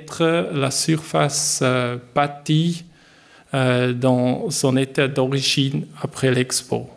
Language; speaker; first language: French; non-native, learner; German